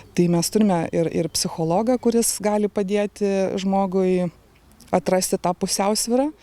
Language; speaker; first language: Lithuanian; native; Lithuanian